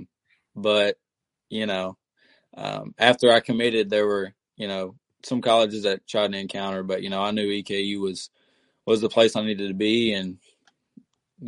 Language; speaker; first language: English; native; English